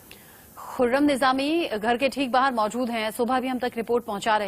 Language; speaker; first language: Hindi; native; Hindi